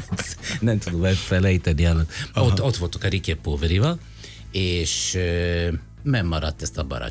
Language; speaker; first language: Hungarian; non-native, fluent; Italian